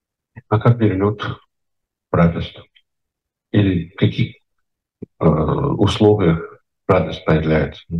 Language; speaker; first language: Russian; non-native, fluent; English